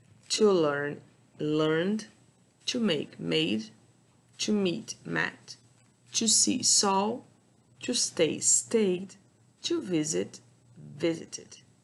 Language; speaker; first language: English; non-native, fluent; Portuguese